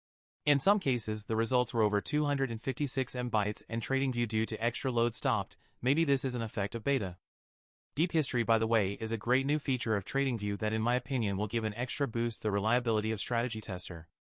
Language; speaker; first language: English; non-native, fluent; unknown